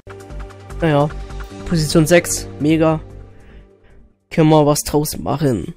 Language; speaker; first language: German; native; German